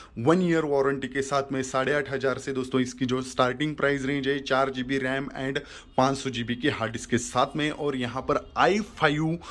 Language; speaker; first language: Hindi; non-native, local second language; Marathi